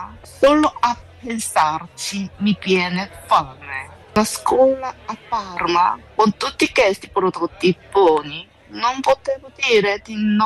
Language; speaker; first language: Italian; non-native, learner; Korean